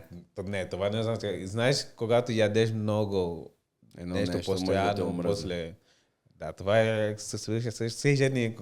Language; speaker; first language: Bulgarian; non-native, learner; Portuguese